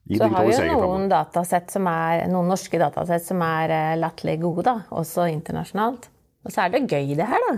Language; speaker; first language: Norwegian; native; Norwegian